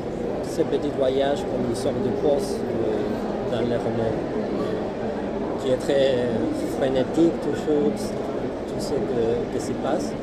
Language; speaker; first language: French; non-native, fluent; Spanish